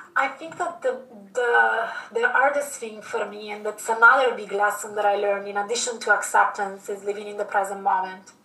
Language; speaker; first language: English; non-native, fluent; Italian